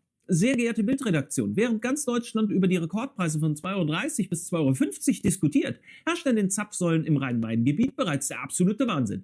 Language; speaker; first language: German; native; German